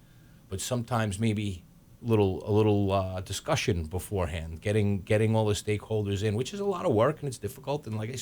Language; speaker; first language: English; native; English